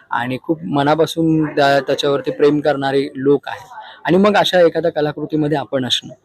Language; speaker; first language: Marathi; native; Marathi